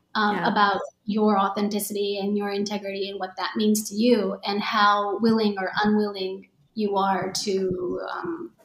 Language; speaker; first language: English; early bilingual, other home language; Japanese